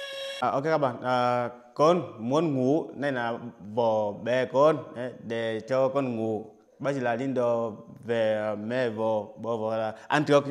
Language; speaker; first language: Vietnamese; non-native, learner; Portuguese